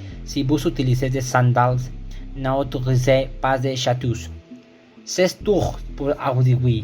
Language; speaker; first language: French; non-native, learner; Spanish